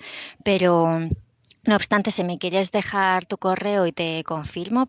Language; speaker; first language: Spanish; native; Spanish